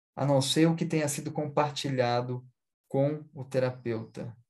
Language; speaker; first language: Portuguese; native; Portuguese